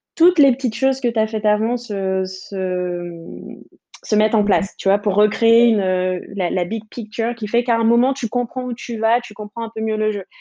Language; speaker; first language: French; native; French